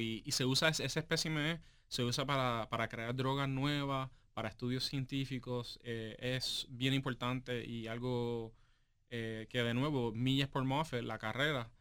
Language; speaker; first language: Spanish; native; Spanish